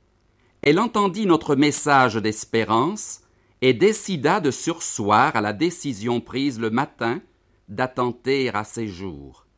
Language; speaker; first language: French; native; French